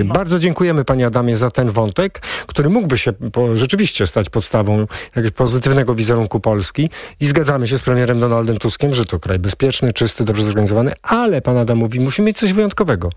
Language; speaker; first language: Polish; native; Polish